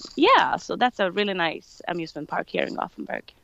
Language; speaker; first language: English; non-native, fluent; Swedish